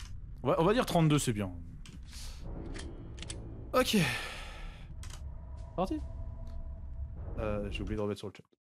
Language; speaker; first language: French; native; French